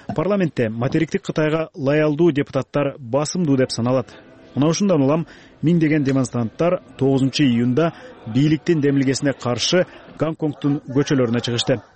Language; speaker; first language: Kyrgyz; native; Kyrgyz